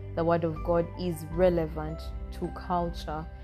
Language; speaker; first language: English; non-native, local second language; Acoli